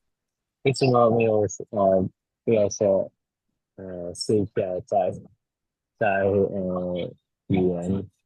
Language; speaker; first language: Chinese; non-native, learner; Indonesian